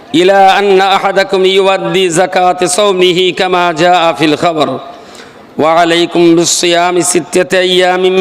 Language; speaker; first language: Arabic; non-native, fluent; Bangla